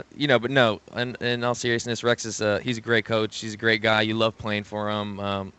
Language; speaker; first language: English; native; English